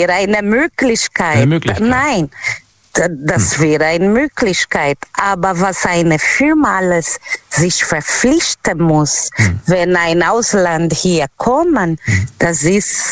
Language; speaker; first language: German; non-native, learner; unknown